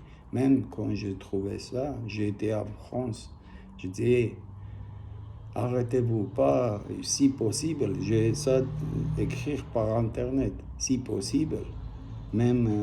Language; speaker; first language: French; non-native, learner; Armenian